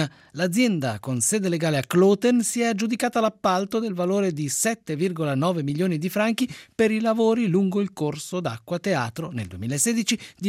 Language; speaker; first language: Italian; native; Italian